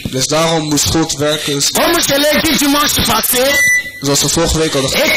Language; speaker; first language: Dutch; non-native, fluent; French